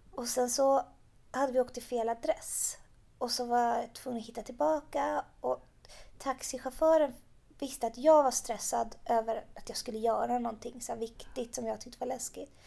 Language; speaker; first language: Swedish; early bilingual, other home language; Persian